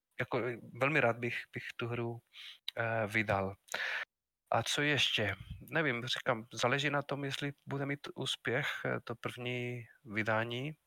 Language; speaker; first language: Czech; non-native, fluent; Spanish